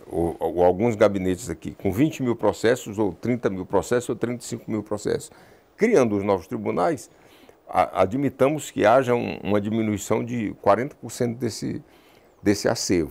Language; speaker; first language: Portuguese; native; Portuguese